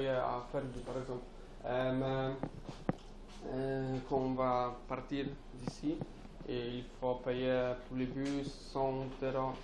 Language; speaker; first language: French; non-native, learner; Polish